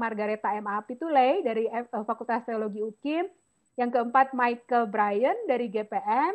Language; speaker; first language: Indonesian; native; Indonesian